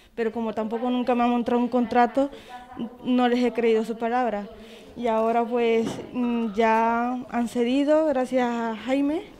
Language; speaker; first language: Spanish; native; Spanish